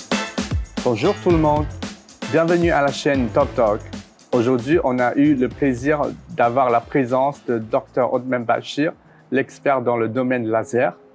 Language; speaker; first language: French; non-native, fluent; Chinese